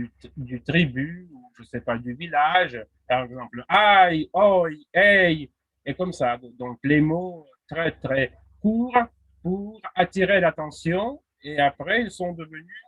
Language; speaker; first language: French; non-native, fluent; Russian